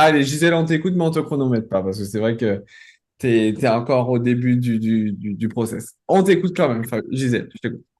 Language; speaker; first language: French; native; French